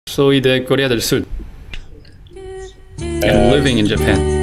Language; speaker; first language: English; non-native, fluent; Korean